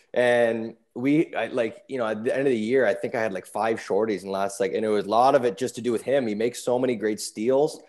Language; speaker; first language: English; native; English